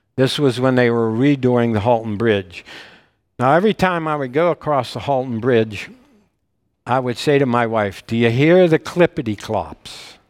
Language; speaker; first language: English; native; English